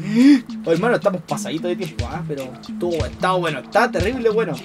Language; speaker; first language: Spanish; native; Spanish